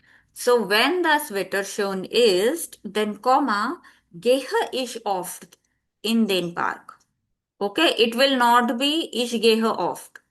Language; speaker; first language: German; non-native, fluent; Hindi